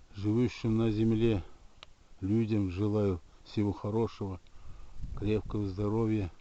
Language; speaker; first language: Russian; non-native, local second language; Kazakh